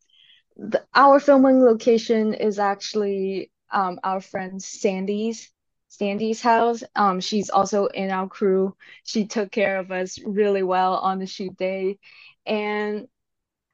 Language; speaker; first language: English; non-native, local second language; Cantonese